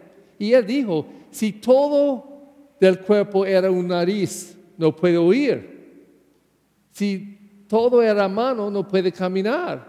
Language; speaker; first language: Spanish; non-native, learner; English